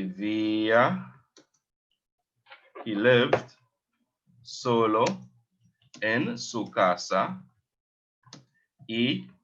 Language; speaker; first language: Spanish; non-native, fluent; English